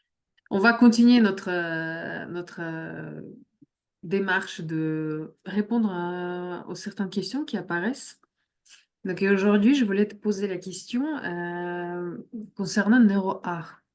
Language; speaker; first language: French; non-native, fluent; Russian